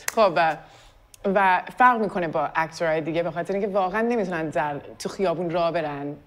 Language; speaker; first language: Persian; early bilingual, other home language; English